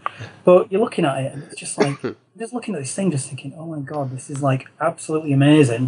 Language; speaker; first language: English; native; English